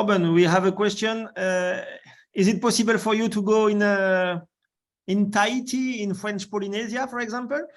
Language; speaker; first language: English; non-native, learner; French